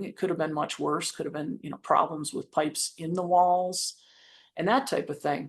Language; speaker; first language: English; native; English